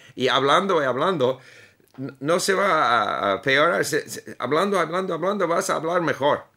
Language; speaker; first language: Spanish; non-native, fluent; English